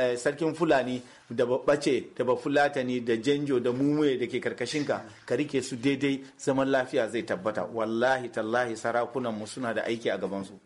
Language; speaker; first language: Hausa; non-native, local second language; Fula